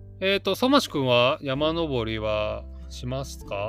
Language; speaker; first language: Japanese; native; Japanese